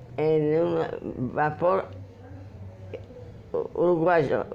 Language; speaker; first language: Spanish; non-native, fluent; Polish